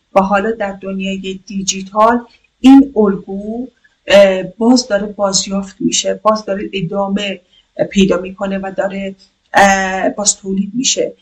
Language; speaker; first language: Persian; non-native, local second language; Kurdish